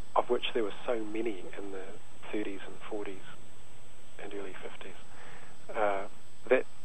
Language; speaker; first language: English; native; English